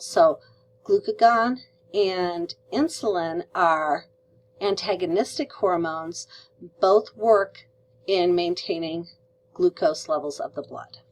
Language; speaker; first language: English; native; English